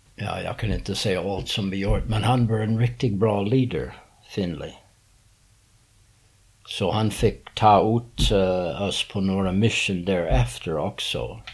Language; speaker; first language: Swedish; non-native, learner; English